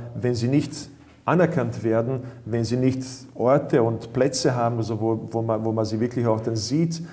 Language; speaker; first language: German; non-native, fluent; Bosnian